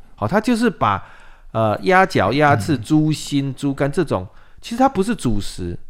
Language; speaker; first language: Chinese; non-native, local second language; Min Nan Chinese